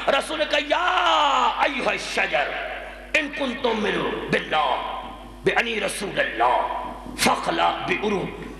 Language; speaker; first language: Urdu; non-native, local second language; Sindhi